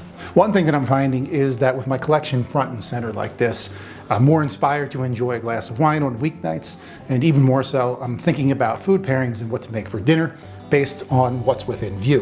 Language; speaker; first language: English; native; English